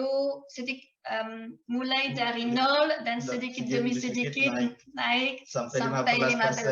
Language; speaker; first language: Indonesian; non-native, fluent; French